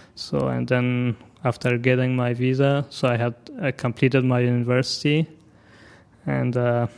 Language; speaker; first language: English; non-native, fluent; Persian